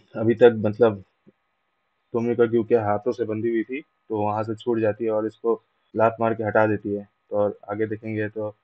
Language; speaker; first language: Hindi; non-native, local second language; Bangla